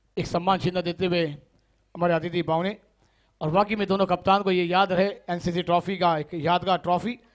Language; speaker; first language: Hindi; non-native, local second language; Marathi